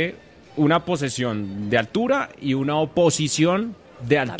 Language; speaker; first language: Spanish; native; Spanish